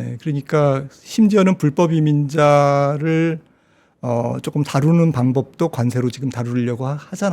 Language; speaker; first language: Korean; native; Korean